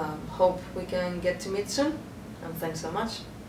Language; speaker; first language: English; non-native, fluent; Spanish